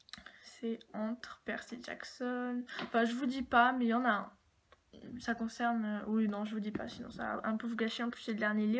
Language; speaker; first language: French; native; French